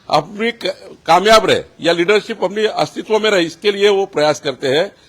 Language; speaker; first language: Hindi; non-native, local second language; Marathi